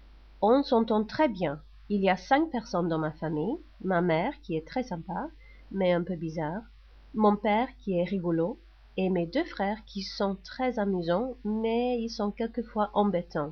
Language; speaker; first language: French; non-native, learner; English